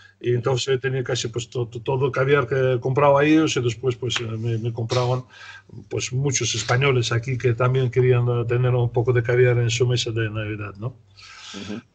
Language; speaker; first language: Spanish; non-native, fluent; Russian